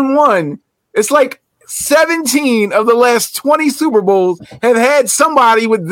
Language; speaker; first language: English; native; English